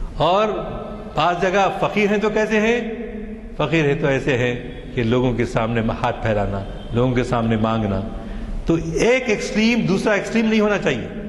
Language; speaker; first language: Urdu; native; Urdu